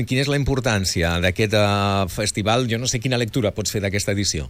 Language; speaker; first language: Catalan; native; Catalan